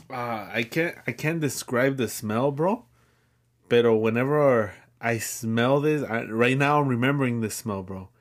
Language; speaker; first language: English; early bilingual, other home language; Spanish